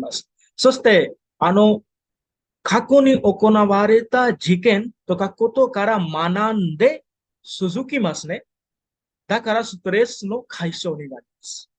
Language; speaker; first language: Japanese; non-native, fluent; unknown